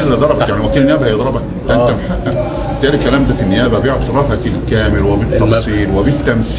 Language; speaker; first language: Arabic; native; Arabic